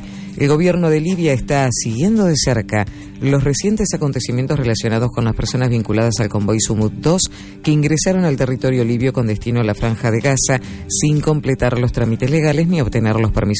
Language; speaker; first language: Spanish; native; Spanish